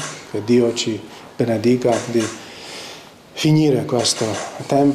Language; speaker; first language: Italian; non-native, fluent; Ukrainian